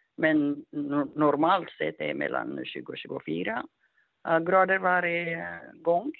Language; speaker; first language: Swedish; non-native, fluent; Amharic